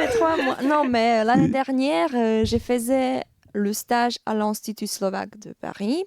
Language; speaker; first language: French; non-native, fluent; Slovak